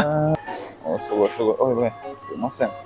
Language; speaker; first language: Japanese; non-native, learner; Russian